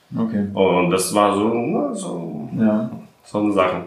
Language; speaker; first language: German; non-native, fluent; Russian